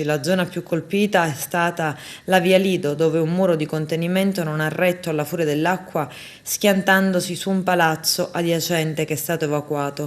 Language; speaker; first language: Italian; native; Italian